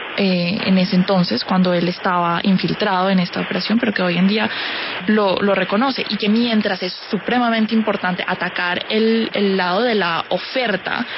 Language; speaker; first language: Spanish; native; Spanish